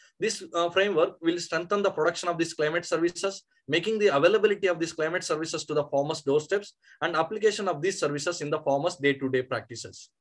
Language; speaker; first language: English; non-native, local second language; Kannada